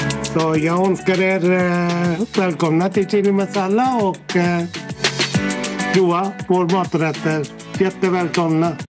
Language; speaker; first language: Swedish; non-native, fluent; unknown